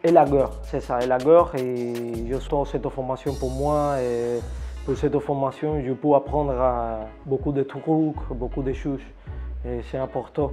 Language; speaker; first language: French; non-native, learner; Spanish